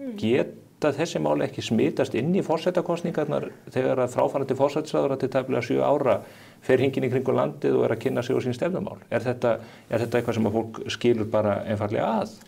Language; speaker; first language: Icelandic; native; Icelandic